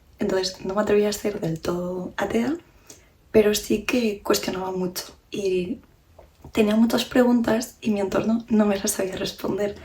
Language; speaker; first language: Spanish; early bilingual, other home language; Romanian